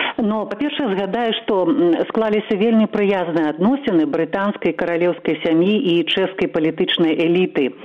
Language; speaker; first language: Belarusian; native; Belarusian